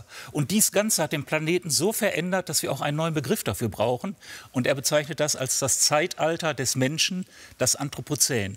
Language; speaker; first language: German; native; German